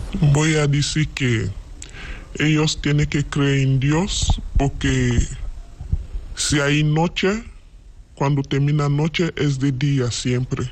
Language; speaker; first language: Spanish; non-native, learner; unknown